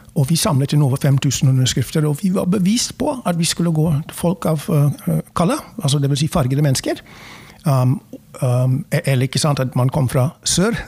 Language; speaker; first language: Norwegian; non-native, fluent; English